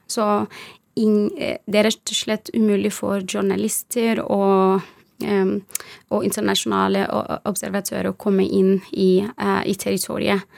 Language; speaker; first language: Norwegian; non-native, fluent; Arabic